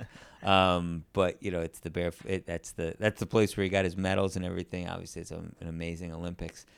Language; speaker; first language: English; native; English